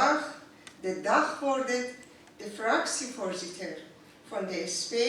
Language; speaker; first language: Dutch; non-native, fluent; Persian